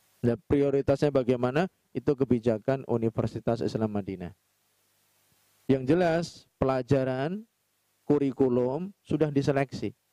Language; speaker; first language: Indonesian; native; Indonesian